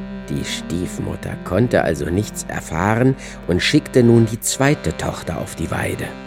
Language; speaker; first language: German; native; German